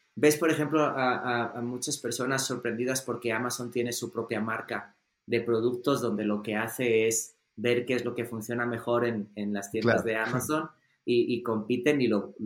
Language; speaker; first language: Spanish; native; Spanish